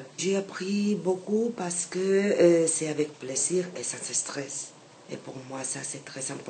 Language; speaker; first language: French; non-native, learner; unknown